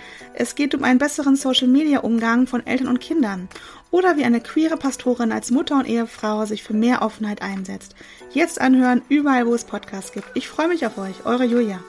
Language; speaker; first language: German; native; German